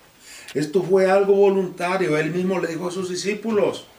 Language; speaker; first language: Spanish; native; Spanish